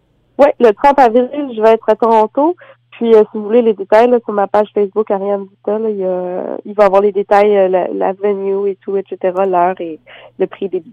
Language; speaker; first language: French; native; French